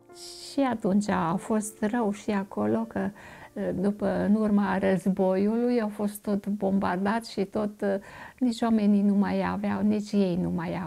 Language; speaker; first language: Romanian; non-native, local second language; German